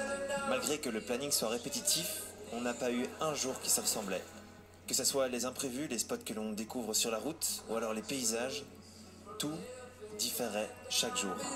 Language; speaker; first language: French; native; French